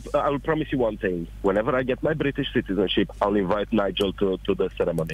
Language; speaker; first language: English; non-native, fluent; Romanian